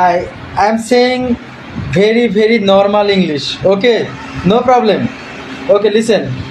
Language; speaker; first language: English; non-native, learner; Bangla